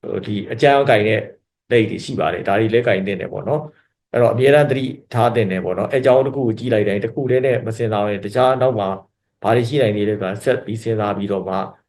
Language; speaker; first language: Burmese; native; Burmese